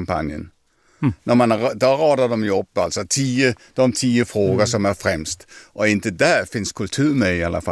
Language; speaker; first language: Swedish; non-native, fluent; French